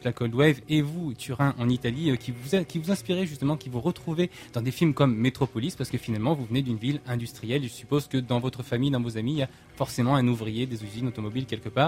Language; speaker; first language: French; native; French